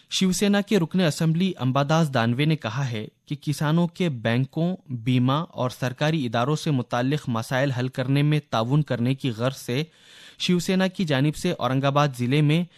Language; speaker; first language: Urdu; native; Urdu